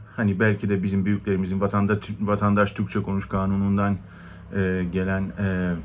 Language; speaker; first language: Turkish; non-native, local second language; Greek